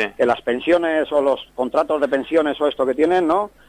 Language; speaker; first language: Spanish; native; Spanish